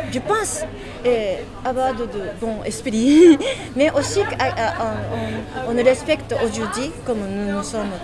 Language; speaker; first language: French; non-native, learner; Japanese